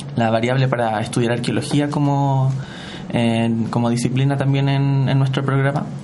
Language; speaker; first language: Spanish; native; Spanish